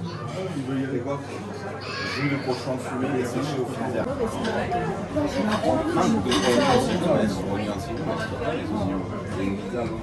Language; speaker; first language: French; non-native, local second language; Armenian